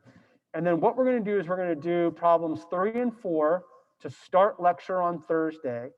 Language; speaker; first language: English; native; English